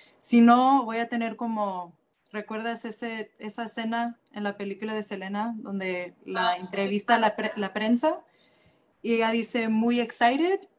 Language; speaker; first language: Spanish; early bilingual, heritage; Spanish